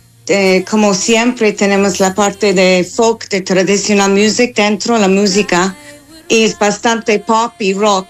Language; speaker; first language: Spanish; non-native, fluent; English